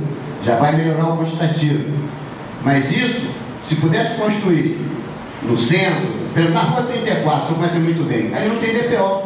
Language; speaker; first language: Portuguese; native; Portuguese